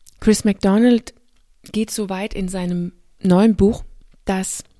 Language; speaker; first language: German; non-native, fluent; Danish